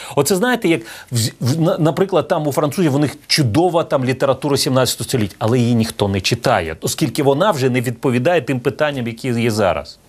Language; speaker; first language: Ukrainian; non-native, local second language; Russian